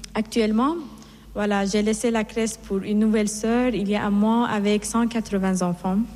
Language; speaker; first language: French; non-native, fluent; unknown